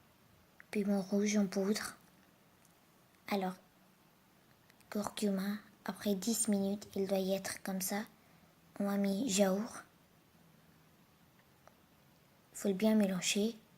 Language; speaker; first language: French; non-native, learner; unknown